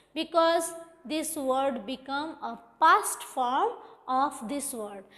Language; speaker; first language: English; non-native, local second language; Bangla